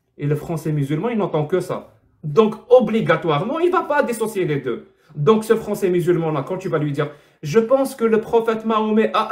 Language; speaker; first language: French; non-native, local second language; Arabic